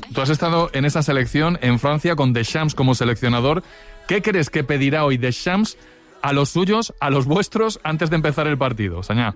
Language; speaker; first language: Spanish; native; Spanish